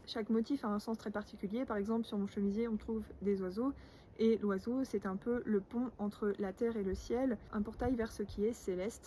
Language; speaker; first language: French; native; French